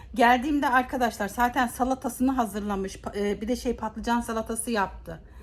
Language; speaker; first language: Turkish; native; Turkish